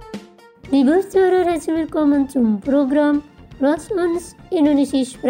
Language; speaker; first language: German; non-native, fluent; Indonesian